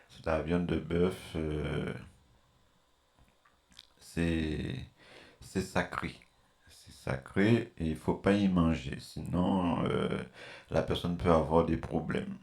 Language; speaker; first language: French; native; French